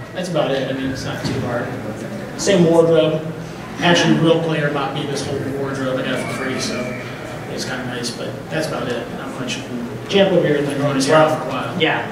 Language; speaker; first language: English; native; English